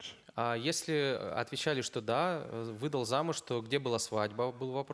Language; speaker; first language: Russian; native; Russian